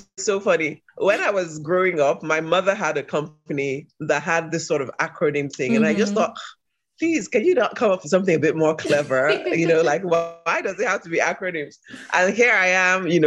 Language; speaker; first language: English; non-native, local second language; Yoruba